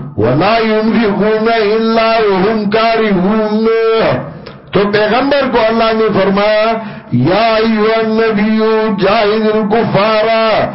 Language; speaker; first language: Urdu; non-native, local second language; Pashto